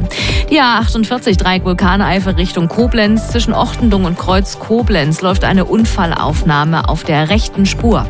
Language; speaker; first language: German; native; German